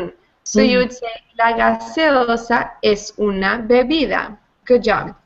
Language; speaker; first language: Spanish; non-native, fluent; English